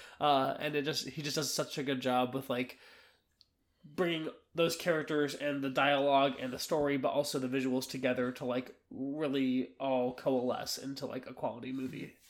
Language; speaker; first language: English; native; English